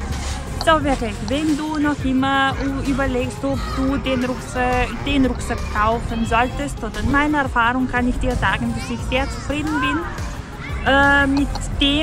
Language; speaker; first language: German; non-native, fluent; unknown